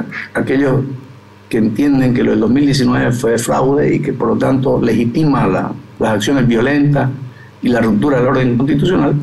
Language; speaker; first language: Spanish; native; Spanish